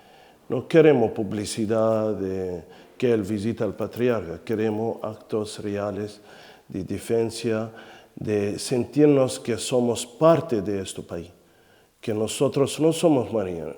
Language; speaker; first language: Spanish; non-native, fluent; Arabic